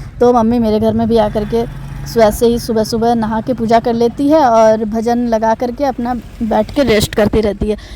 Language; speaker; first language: Hindi; non-native, local second language; Bangla